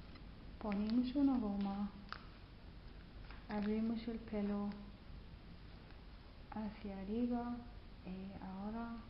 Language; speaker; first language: Spanish; non-native, fluent; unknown